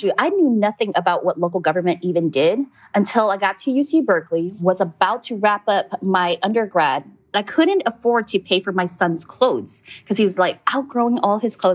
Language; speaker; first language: English; native; English